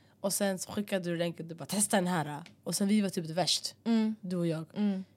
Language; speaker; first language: Swedish; early bilingual, other home language; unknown